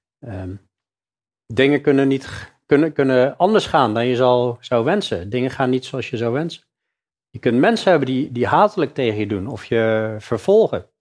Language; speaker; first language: Dutch; native; Dutch